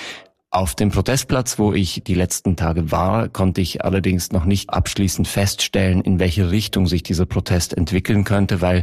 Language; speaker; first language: German; native; German